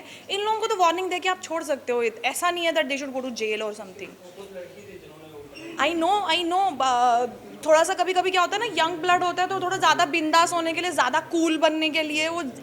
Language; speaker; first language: Hindi; native; Hindi